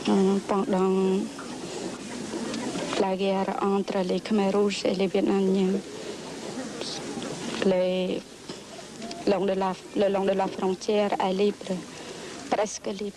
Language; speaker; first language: French; non-native, learner; Khmer